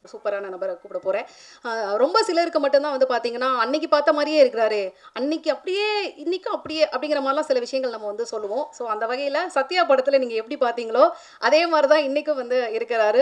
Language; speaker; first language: Tamil; native; Tamil